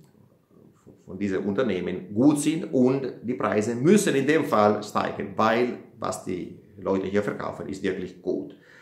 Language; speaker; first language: German; non-native, fluent; Italian